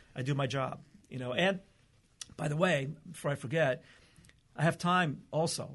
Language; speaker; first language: English; early bilingual, other home language; Portuguese